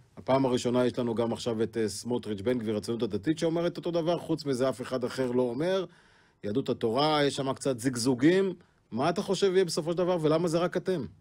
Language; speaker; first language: Hebrew; native; Hebrew